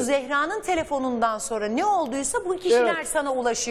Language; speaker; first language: Turkish; native; Turkish